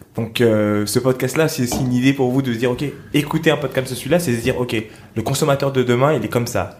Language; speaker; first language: French; native; French